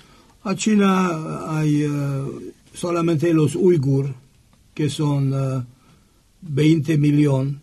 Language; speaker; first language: Spanish; non-native, learner; French